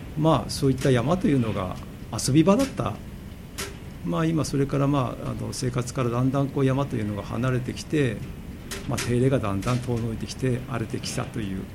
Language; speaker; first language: Japanese; native; Japanese